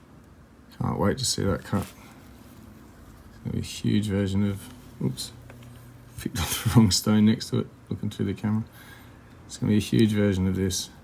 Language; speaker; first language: English; native; English